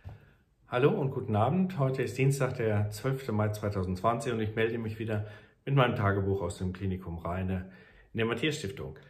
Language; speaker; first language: German; native; German